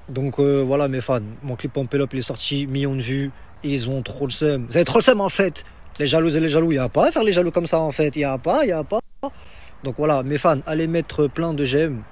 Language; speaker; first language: French; native; French